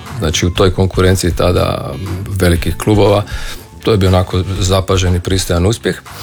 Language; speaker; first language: Serbian; native; Serbian